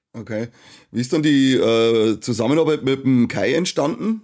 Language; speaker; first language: German; native; German